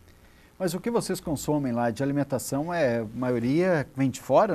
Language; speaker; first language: Portuguese; native; Portuguese